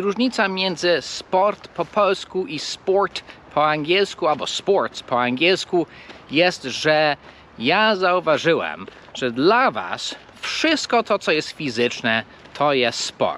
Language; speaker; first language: Polish; non-native, fluent; English